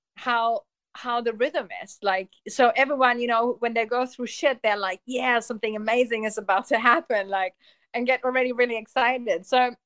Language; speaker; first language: English; early bilingual, heritage; Polish